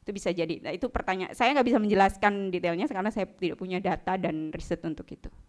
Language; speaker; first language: Indonesian; native; Indonesian